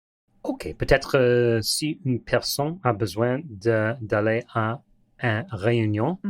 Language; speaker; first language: French; non-native, learner; English